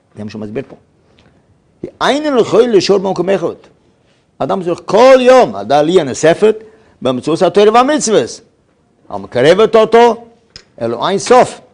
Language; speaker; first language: Hebrew; non-native, fluent; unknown